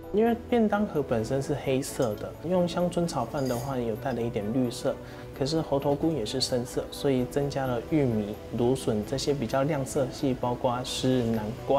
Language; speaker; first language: Chinese; native; Chinese